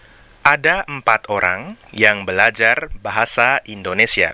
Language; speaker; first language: Indonesian; non-native, fluent; Japanese